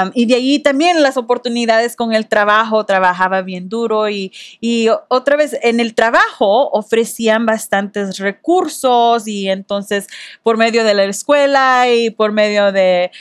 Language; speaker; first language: Spanish; early bilingual, heritage; Spanish